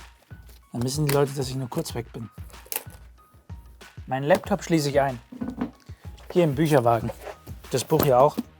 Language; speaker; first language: German; native; German